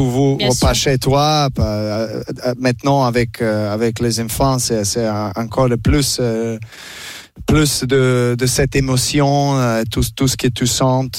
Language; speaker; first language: French; non-native, learner; Serbian